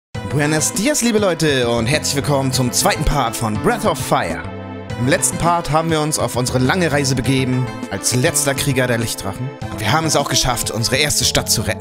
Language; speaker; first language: German; native; German